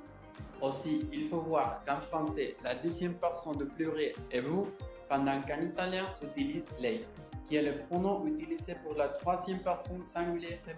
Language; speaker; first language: French; non-native, learner; Spanish